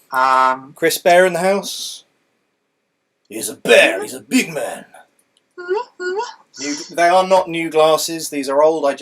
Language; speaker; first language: English; native; English